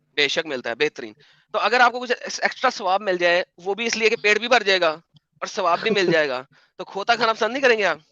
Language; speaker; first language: Urdu; non-native, local second language; Punjabi